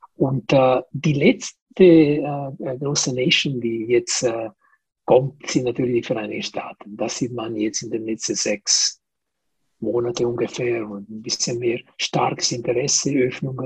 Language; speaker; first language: German; non-native, fluent; Italian